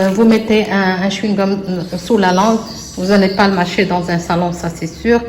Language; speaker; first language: French; non-native, local second language; Arabic